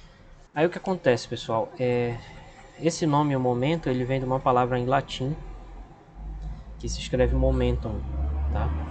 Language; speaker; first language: Portuguese; native; Portuguese